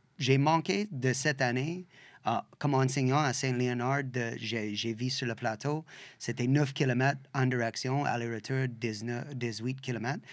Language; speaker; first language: French; non-native, local second language; English